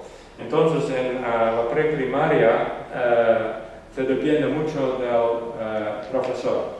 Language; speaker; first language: Spanish; non-native, fluent; Western Frisian